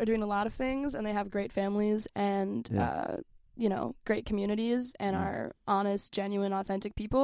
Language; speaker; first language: English; native; English